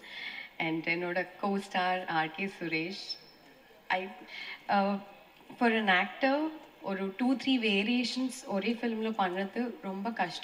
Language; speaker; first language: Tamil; non-native, learner; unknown